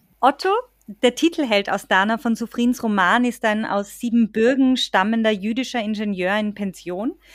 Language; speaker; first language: German; native; German